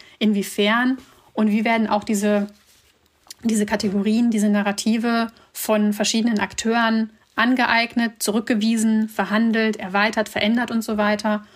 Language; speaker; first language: German; early bilingual, other home language; Russian